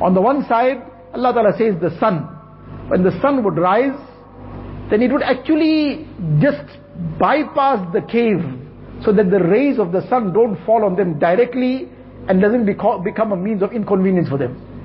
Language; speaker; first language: English; native; English